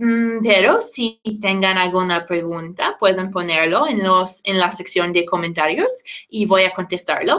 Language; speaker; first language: Spanish; non-native, fluent; English